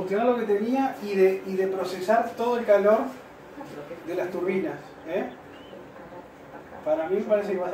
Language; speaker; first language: Spanish; native; Spanish